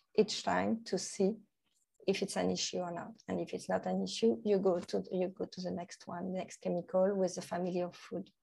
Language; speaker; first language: English; non-native, fluent; French